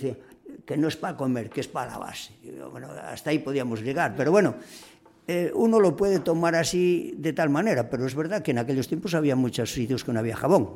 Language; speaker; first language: Spanish; native; Spanish